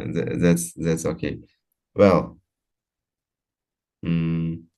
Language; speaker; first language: English; non-native, fluent; Uzbek